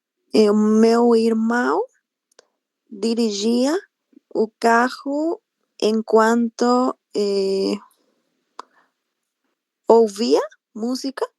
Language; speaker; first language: Portuguese; non-native, learner; Spanish